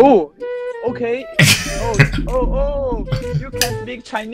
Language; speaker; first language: English; non-native, learner; Chinese